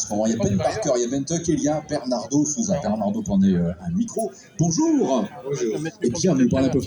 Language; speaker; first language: French; native; French